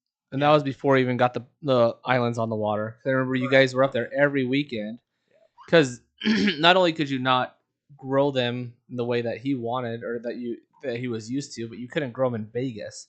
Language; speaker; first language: English; native; English